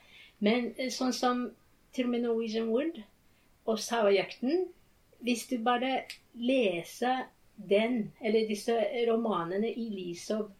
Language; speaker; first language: Norwegian; non-native, fluent; Japanese